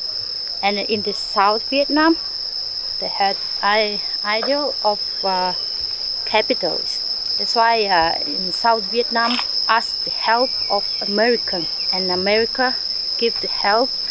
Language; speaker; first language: English; non-native, learner; Vietnamese